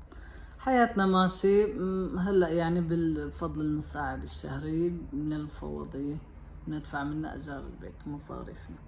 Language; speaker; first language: Arabic; native; Arabic